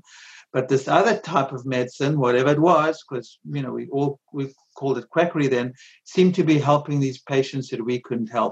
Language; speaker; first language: English; native; English